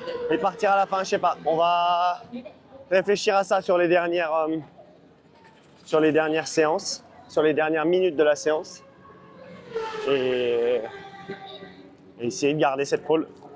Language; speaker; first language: French; native; French